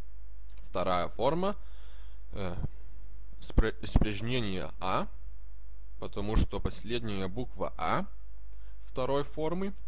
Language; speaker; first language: Russian; non-native, fluent; Lithuanian